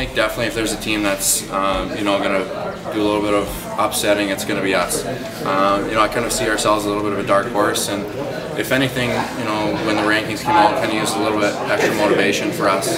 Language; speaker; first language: English; native; English